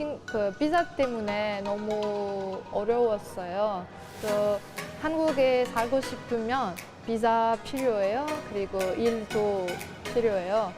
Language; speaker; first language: Korean; non-native, learner; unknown